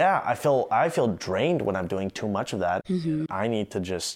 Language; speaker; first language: English; native; English